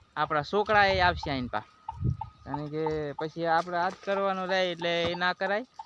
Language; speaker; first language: Gujarati; non-native, local second language; Bhili